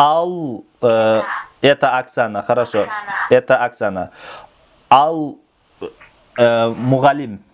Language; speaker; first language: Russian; non-native, local second language; Kyrgyz